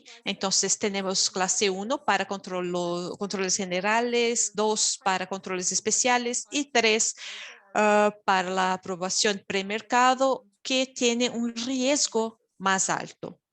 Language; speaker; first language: Spanish; non-native, fluent; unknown